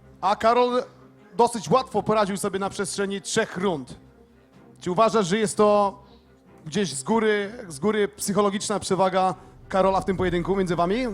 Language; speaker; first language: Polish; native; Polish